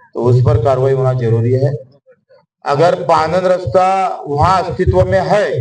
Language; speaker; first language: Hindi; non-native, local second language; Marathi